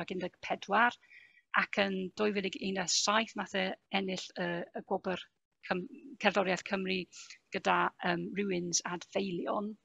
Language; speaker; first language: Welsh; non-native, fluent; English